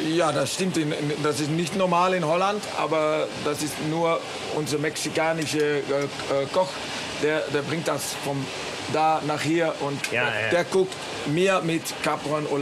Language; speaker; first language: German; non-native, learner; Dutch